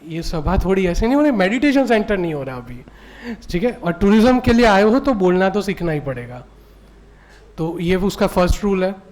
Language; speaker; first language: Hindi; non-native, local second language; Gujarati